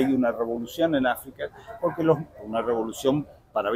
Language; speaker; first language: Spanish; native; Spanish